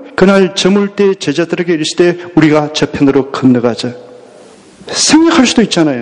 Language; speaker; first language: Korean; native; Korean